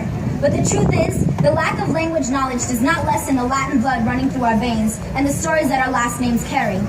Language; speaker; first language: English; native; English